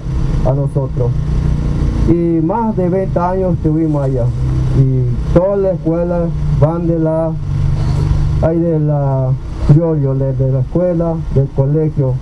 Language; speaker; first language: Spanish; non-native, local second language; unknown